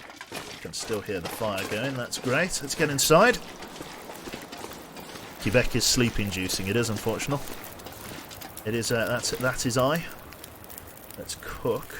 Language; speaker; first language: English; native; English